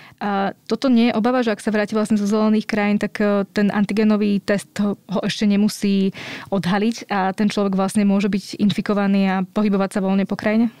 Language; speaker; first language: Slovak; native; Slovak